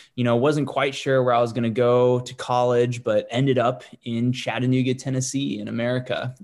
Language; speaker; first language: English; native; English